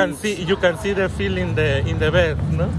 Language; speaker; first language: English; non-native, learner; Spanish